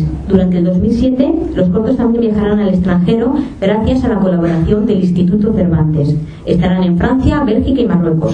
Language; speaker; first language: Spanish; native; Spanish